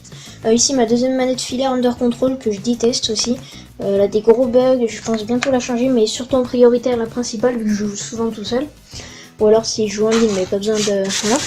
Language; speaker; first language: French; native; French